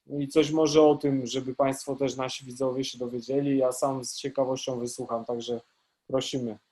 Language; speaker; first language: Polish; native; Polish